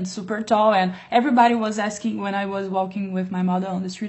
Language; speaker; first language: English; non-native, learner; Portuguese